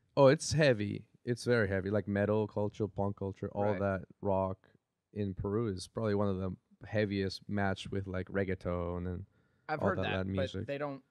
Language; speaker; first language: English; early bilingual, other home language; Spanish